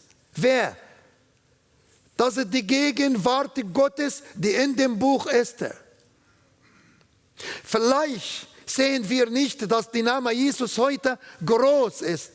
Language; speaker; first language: German; non-native, learner; Arabic